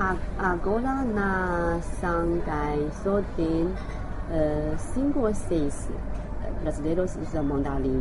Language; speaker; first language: Portuguese; non-native, learner; Chinese